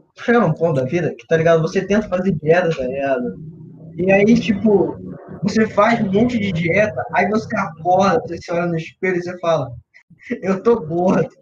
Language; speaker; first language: Portuguese; native; Portuguese